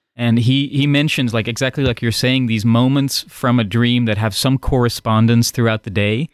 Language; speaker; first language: English; non-native, fluent; Dutch